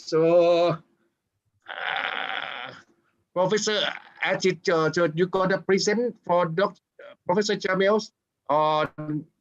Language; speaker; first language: English; non-native, fluent; Thai